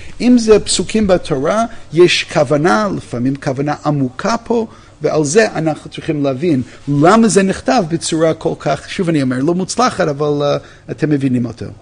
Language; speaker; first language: Hebrew; non-native, fluent; English